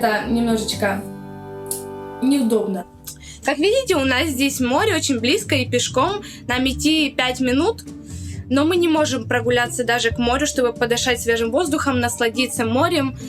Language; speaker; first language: Russian; early bilingual, other home language; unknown